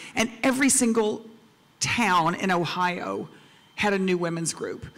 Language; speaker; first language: English; native; English